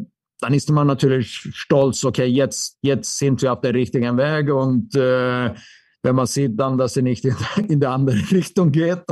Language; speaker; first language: German; non-native, fluent; Swedish